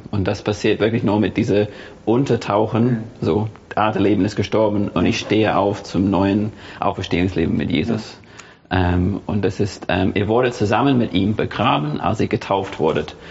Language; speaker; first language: German; non-native, fluent; English